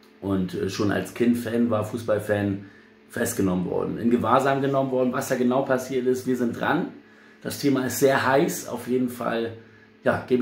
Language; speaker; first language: German; native; German